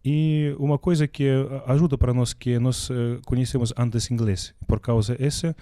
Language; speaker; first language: Portuguese; non-native, learner; Russian